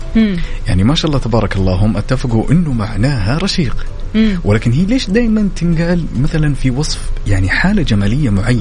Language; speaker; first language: Arabic; native; Arabic